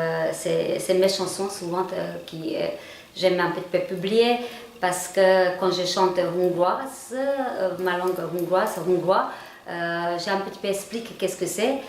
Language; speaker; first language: French; non-native, learner; Hungarian